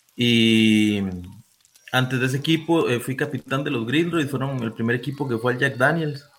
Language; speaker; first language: Spanish; native; Spanish